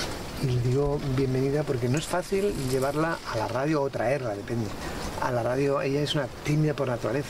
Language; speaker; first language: Spanish; native; Spanish